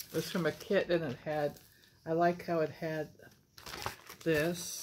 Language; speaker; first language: English; native; English